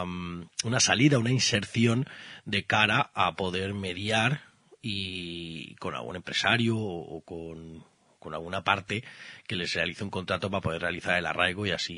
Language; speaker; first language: Spanish; native; Spanish